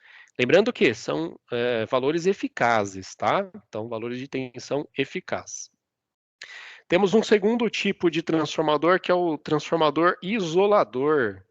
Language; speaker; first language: Portuguese; native; Portuguese